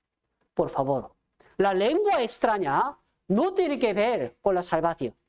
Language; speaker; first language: Spanish; non-native, fluent; Korean